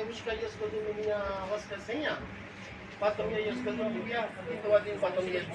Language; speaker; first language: Russian; non-native, learner; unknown